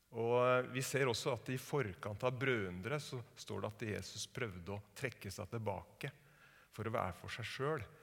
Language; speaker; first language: Norwegian; native; Norwegian